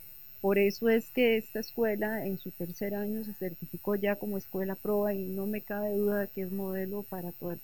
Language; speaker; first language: Spanish; native; Spanish